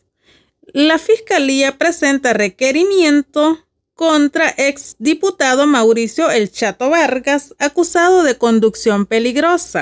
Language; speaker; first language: Spanish; native; Spanish